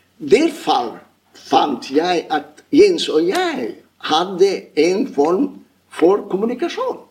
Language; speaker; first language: Norwegian; non-native, fluent; Italian